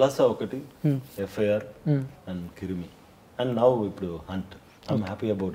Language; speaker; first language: Telugu; non-native, learner; Tamil